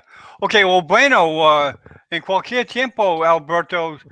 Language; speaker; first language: Spanish; non-native, learner; English